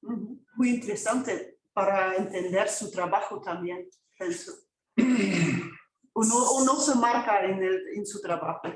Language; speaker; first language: Spanish; non-native, fluent; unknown